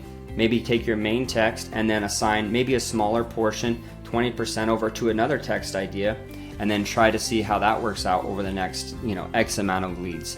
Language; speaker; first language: English; native; English